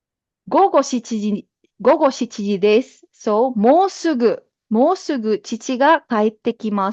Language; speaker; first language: Japanese; non-native, fluent; Filipino